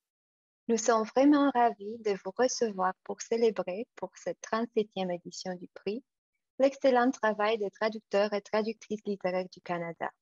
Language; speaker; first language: French; non-native, fluent; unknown